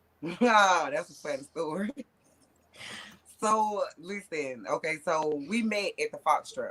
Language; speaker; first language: English; native; English